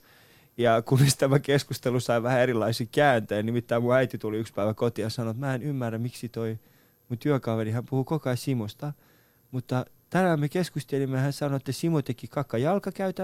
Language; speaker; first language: Finnish; early bilingual, other home language; Persian